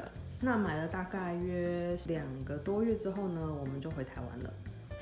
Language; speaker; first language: Chinese; native; Chinese